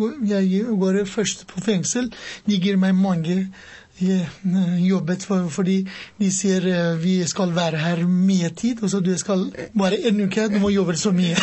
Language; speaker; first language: Norwegian; non-native, learner; Persian